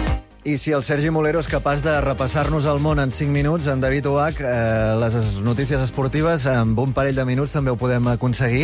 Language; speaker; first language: Catalan; native; Catalan